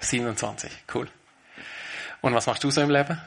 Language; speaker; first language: German; native; German